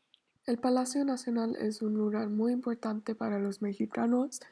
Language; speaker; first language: Spanish; non-native, learner; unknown